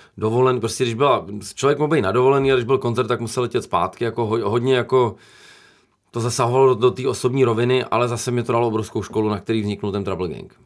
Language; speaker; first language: Czech; native; Czech